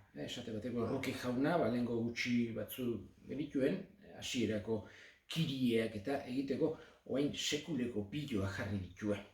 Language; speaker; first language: Basque; native; Basque